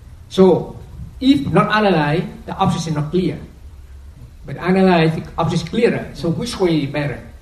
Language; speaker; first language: English; non-native, fluent; Vietnamese